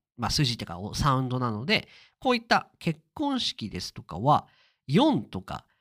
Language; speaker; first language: Japanese; native; Japanese